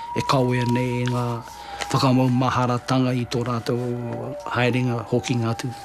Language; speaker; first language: Māori; native; Māori